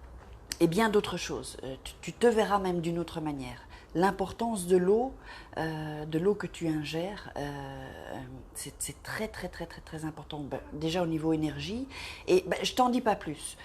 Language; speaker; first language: French; native; French